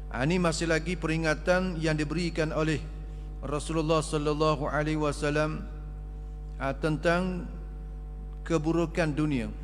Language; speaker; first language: Malay; native; Malay